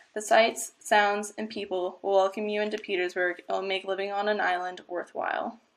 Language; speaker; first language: English; native; English